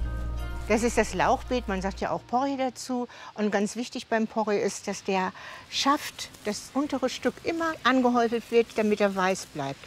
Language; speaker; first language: German; native; German